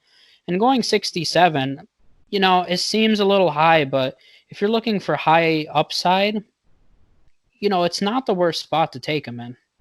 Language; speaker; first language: English; native; English